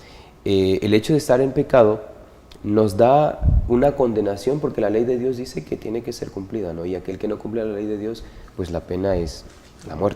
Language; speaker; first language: Spanish; native; Spanish